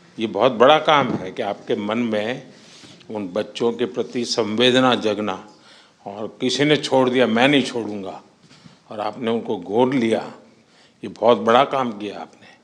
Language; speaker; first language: Hindi; non-native, local second language; Gujarati